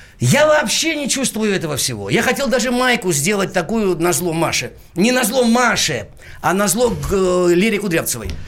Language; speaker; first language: Russian; non-native, local second language; Georgian